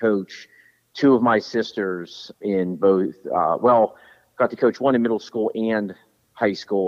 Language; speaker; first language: English; native; English